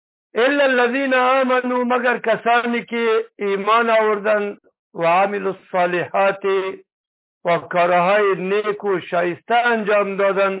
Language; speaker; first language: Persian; native; Persian